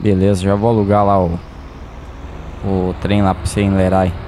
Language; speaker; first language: Portuguese; native; Portuguese